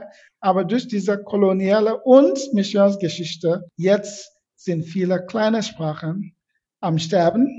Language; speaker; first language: German; non-native, fluent; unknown